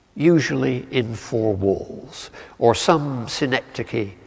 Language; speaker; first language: English; native; English